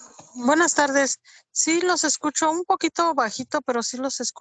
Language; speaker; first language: Spanish; native; Spanish